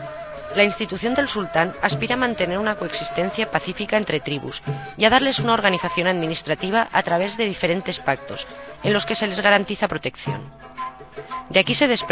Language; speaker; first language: Spanish; native; Spanish